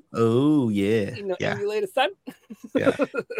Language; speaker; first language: English; non-native, fluent; Persian